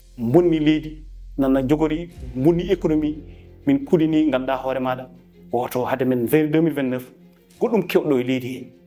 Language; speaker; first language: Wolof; non-native, local second language; Fula